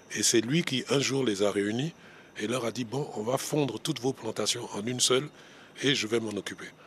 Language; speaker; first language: French; non-native, local second language; Baoulé